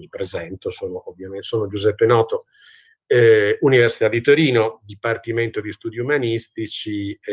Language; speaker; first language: Italian; native; Italian